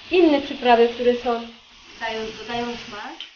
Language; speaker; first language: Polish; non-native, fluent; Spanish